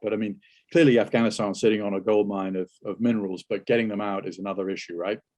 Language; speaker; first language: English; native; English